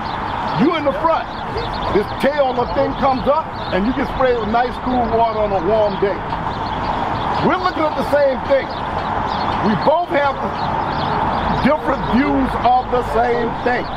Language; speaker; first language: English; native; English